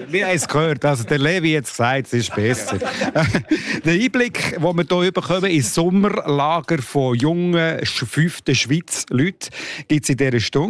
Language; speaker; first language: German; native; German